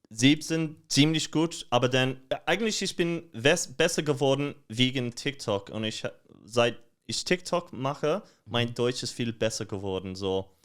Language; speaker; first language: German; non-native, learner; English